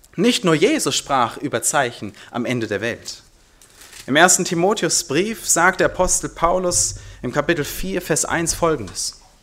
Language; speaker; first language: German; early bilingual, heritage; German